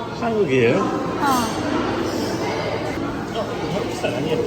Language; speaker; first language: Korean; non-native, learner; Hungarian